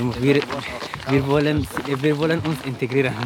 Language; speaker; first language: German; non-native, learner; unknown